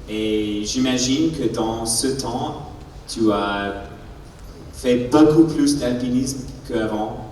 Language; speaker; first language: French; non-native, learner; English